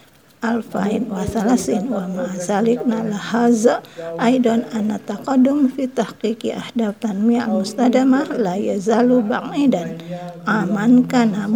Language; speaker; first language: Arabic; non-native, fluent; Indonesian